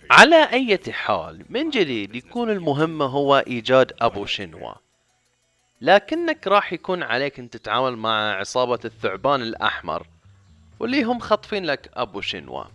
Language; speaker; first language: Arabic; native; Arabic